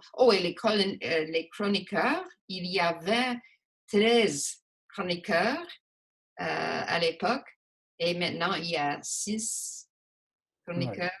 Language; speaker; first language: French; non-native, local second language; English